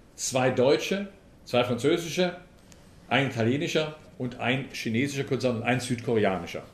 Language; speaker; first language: German; native; German